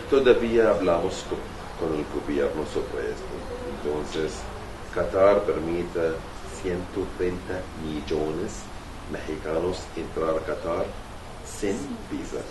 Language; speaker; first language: Spanish; non-native, learner; Arabic